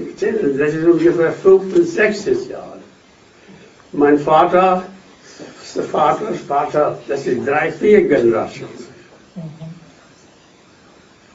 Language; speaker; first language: German; non-native, fluent; Hindi